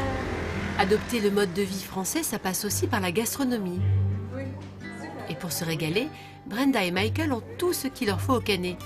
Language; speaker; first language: French; native; French